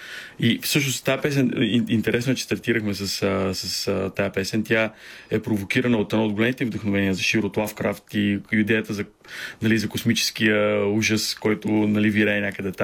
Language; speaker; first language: Bulgarian; native; Bulgarian